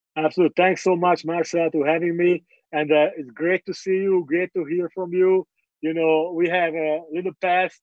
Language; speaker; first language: English; non-native, fluent; Hungarian